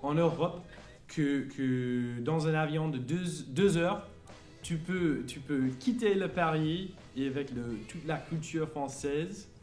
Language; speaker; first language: French; non-native, fluent; English